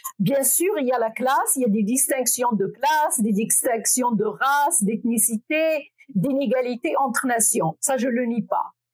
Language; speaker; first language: French; non-native, local second language; Arabic